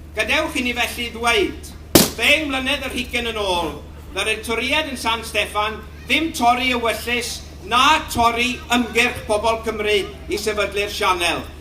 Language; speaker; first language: Welsh; native; Welsh